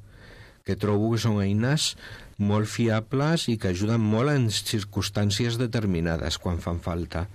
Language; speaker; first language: Catalan; non-native, local second language; Spanish